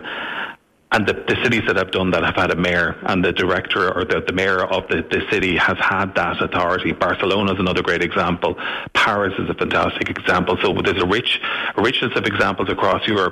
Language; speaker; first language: English; native; English